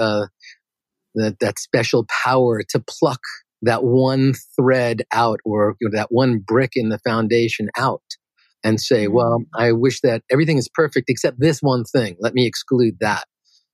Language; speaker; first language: English; native; English